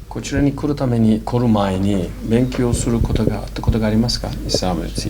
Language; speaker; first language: Japanese; non-native, fluent; Turkish